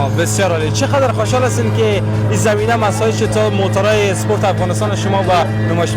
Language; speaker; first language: Persian; native; Persian